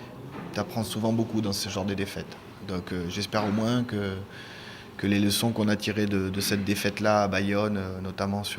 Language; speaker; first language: French; native; French